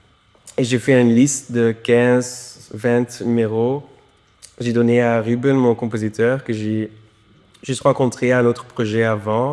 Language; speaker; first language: French; non-native, local second language; Dutch